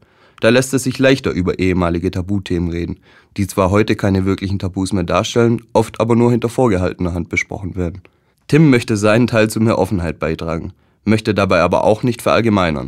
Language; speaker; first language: German; native; German